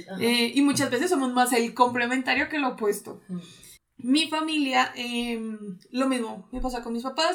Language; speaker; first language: Spanish; native; Spanish